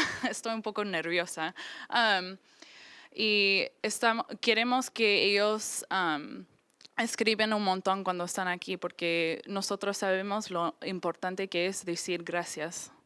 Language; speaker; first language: Spanish; early bilingual, heritage; English